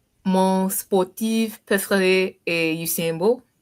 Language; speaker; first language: French; non-native, learner; English